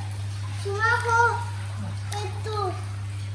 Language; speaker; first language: Japanese; native; Japanese